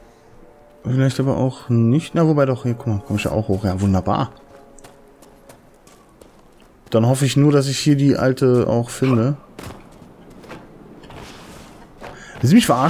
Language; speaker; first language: German; native; German